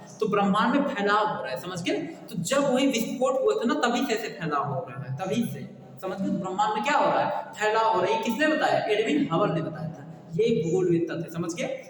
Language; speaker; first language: Hindi; native; Hindi